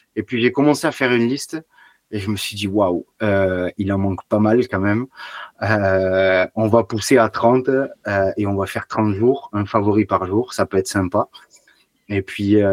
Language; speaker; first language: French; native; French